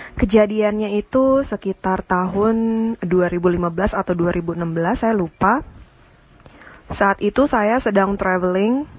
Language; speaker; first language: Indonesian; native; Indonesian